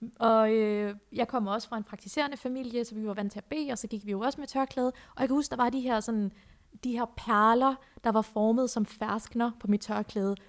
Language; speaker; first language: Danish; early bilingual, other home language; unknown